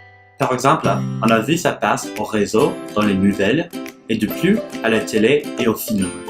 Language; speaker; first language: French; non-native, learner; English